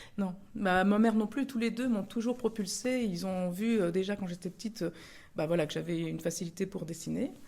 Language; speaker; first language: French; early bilingual, other home language; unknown